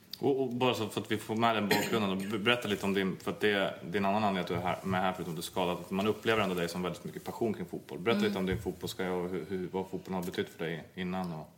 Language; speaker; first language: Swedish; native; Swedish